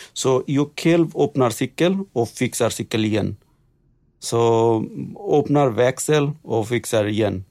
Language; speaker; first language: Swedish; non-native, learner; Bangla